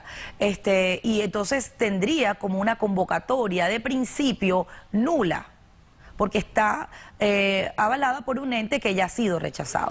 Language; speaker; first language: Spanish; native; Spanish